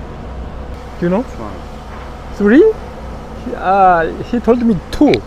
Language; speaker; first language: English; non-native, learner; Korean